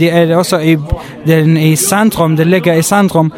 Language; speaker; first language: Danish; non-native, learner; Arabic